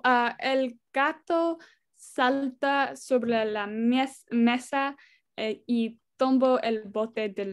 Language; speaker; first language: Spanish; non-native, learner; English